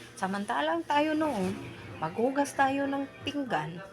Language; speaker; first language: Filipino; non-native, local second language; Cebuano